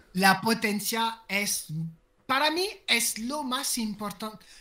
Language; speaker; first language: Spanish; non-native, learner; French